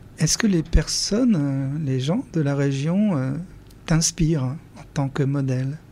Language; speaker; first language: French; native; French